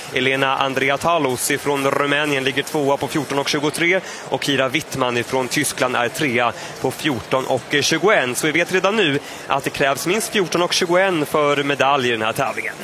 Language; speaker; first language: Swedish; native; Swedish